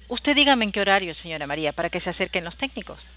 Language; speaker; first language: Spanish; native; Spanish